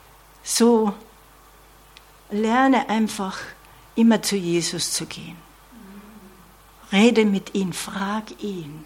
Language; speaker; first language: German; non-native, fluent; English